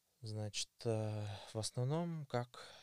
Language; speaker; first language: Russian; native; Russian